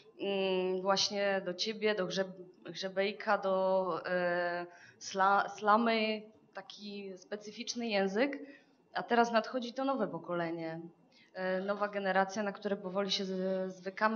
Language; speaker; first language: Polish; non-native, fluent; Czech